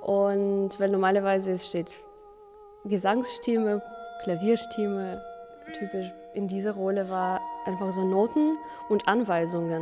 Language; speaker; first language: German; non-native, fluent; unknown